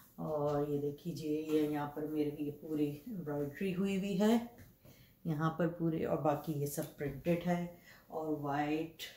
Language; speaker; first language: Urdu; native; Urdu